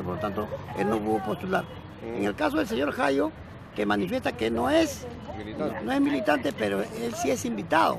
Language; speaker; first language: Spanish; native; Spanish